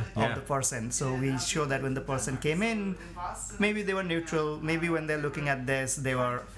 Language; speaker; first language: English; non-native, local second language; Bangla